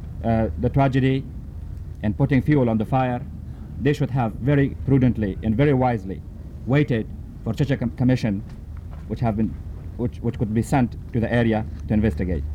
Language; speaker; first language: English; non-native, fluent; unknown